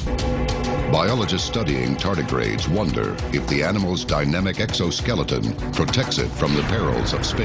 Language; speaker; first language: English; native; English